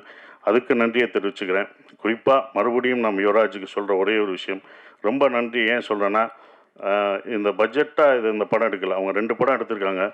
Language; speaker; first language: Tamil; native; Tamil